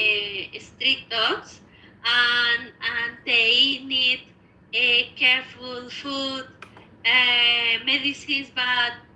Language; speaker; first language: English; non-native, learner; Spanish